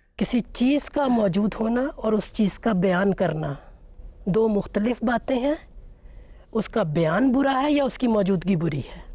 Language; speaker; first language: Urdu; native; Urdu